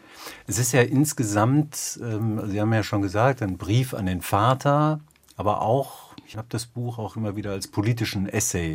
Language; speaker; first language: German; native; German